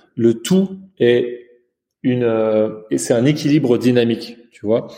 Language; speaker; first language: French; early bilingual, other home language; Chinese